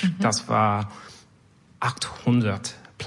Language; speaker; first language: German; non-native, learner; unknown